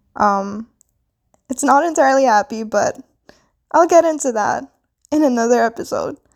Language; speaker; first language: English; non-native, local second language; Filipino